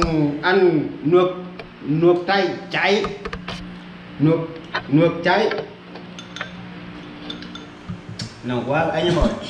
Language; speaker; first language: Vietnamese; non-native, learner; Portuguese